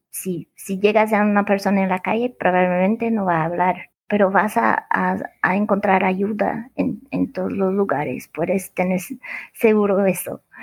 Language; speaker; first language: Spanish; non-native, fluent; Portuguese